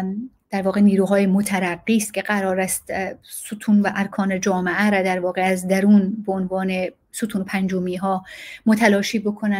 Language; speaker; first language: Persian; native; Persian